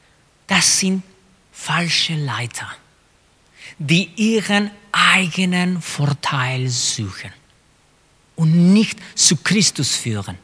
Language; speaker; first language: German; non-native, fluent; Spanish